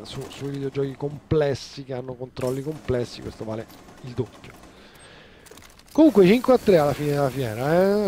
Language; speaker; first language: Italian; native; Italian